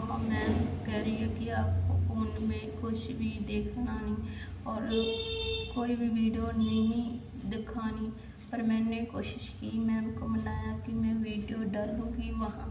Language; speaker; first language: Hindi; native; Hindi